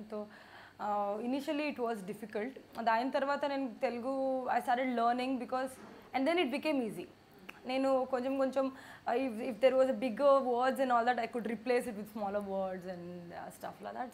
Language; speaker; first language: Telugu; non-native, learner; Kannada